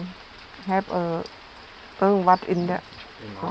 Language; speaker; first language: German; non-native, learner; Thai